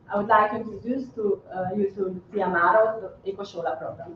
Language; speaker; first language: English; non-native, fluent; Slovenian